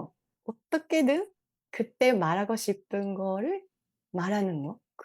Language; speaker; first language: Korean; non-native, fluent; Japanese